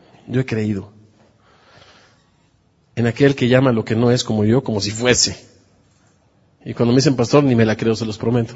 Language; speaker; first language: Spanish; native; Spanish